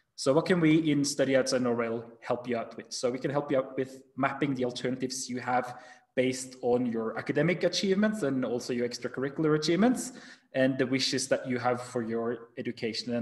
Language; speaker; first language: English; non-native, fluent; Norwegian